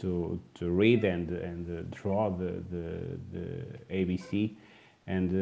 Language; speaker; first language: English; non-native, learner; Portuguese